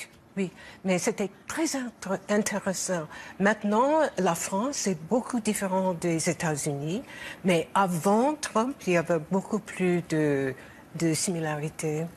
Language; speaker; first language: French; non-native, learner; English